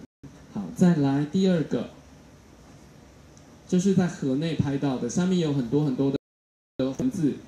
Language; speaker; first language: Chinese; native; Chinese